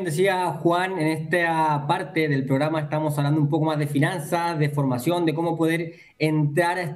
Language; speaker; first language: Spanish; native; Spanish